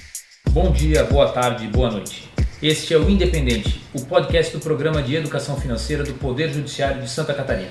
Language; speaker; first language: Portuguese; native; Portuguese